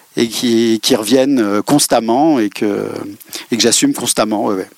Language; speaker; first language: French; native; French